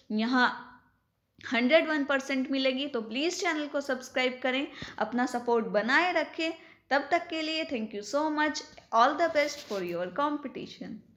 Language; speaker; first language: Hindi; native; Hindi